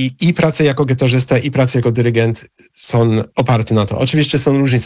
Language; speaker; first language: Polish; non-native, fluent; English